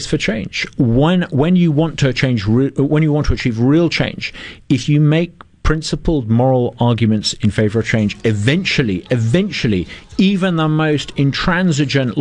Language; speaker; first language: English; native; English